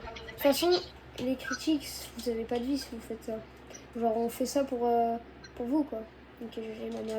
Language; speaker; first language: French; native; French